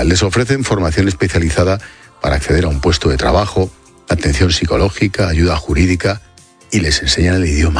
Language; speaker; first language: Spanish; native; Spanish